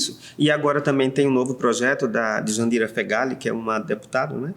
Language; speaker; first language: Portuguese; native; Portuguese